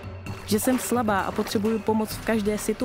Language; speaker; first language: Czech; early bilingual, other home language; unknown